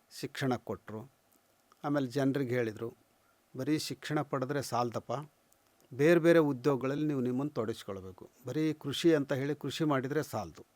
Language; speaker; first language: Kannada; native; Kannada